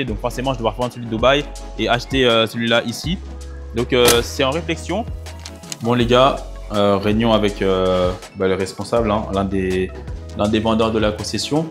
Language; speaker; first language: French; native; French